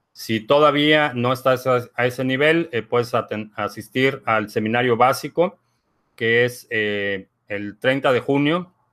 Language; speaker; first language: Spanish; native; Spanish